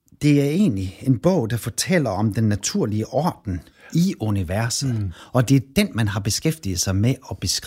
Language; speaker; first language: Danish; native; Danish